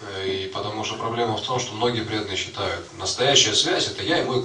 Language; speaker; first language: Russian; native; Russian